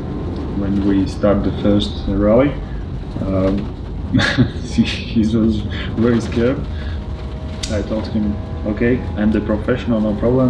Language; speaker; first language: English; non-native, learner; Latvian